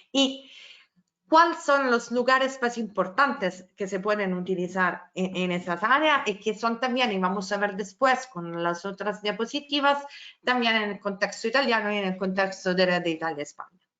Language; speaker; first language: Spanish; non-native, fluent; Italian